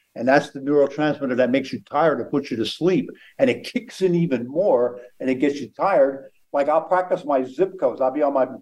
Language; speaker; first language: English; native; English